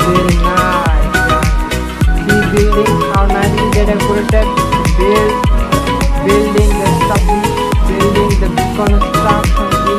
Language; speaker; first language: English; non-native, learner; Bangla